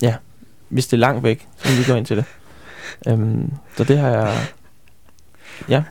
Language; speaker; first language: Danish; native; Danish